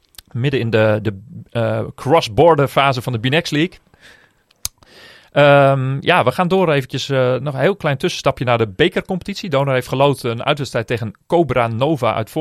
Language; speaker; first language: Dutch; native; Dutch